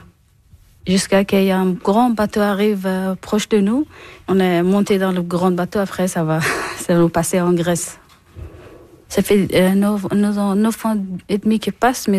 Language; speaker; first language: French; non-native, learner; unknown